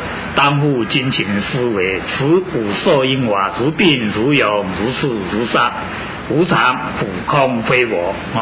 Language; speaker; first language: Chinese; native; Chinese